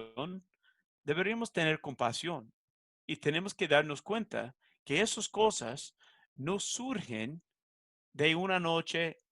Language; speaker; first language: Spanish; non-native, fluent; English